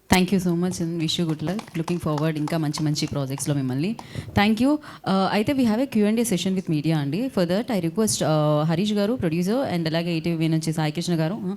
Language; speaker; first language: Telugu; native; Telugu